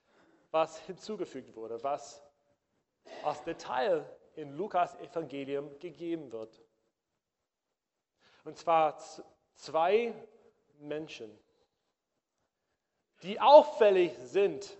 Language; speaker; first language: German; non-native, fluent; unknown